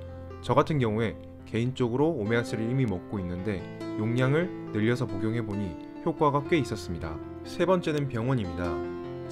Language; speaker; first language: Korean; native; Korean